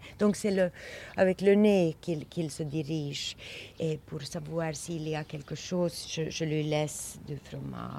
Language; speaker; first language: French; non-native, fluent; Swedish